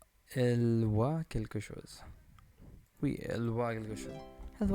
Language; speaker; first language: French; non-native, learner; English